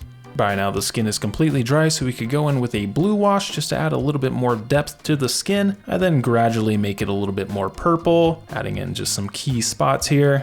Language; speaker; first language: English; native; English